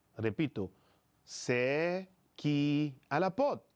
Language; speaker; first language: French; non-native, fluent; Spanish